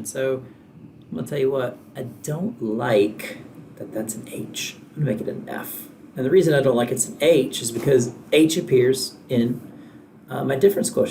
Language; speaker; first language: English; native; English